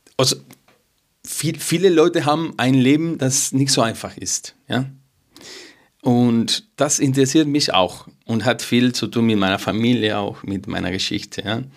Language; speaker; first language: German; non-native, fluent; Spanish